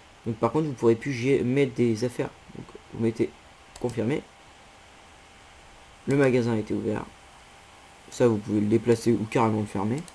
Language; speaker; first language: French; native; French